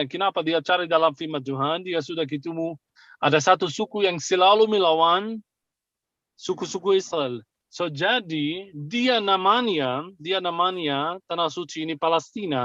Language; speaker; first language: Indonesian; non-native, fluent; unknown